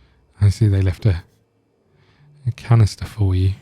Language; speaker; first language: English; native; English